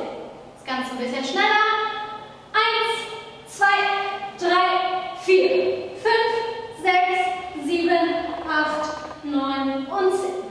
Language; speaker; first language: German; native; German